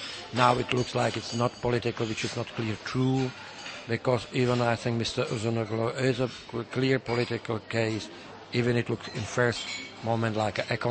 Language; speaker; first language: English; non-native, fluent; Czech